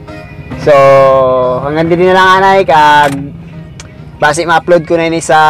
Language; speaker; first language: Filipino; non-native, local second language; Masbatenyo